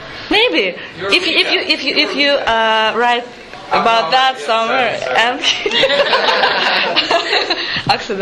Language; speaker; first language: English; non-native, learner; Japanese